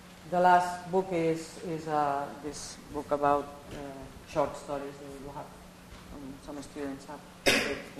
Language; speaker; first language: English; non-native, learner; Catalan